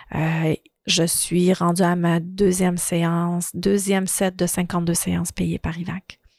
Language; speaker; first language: French; early bilingual, other home language; Arabic